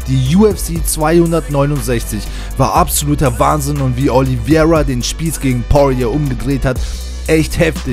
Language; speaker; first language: German; native; German